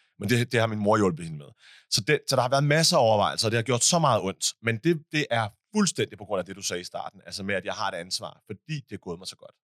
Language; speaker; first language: Danish; early bilingual, other home language; Arabic